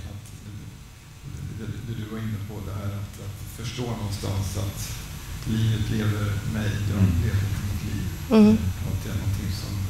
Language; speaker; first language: Swedish; native; Swedish